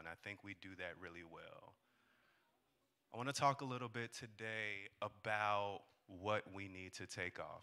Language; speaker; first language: English; native; English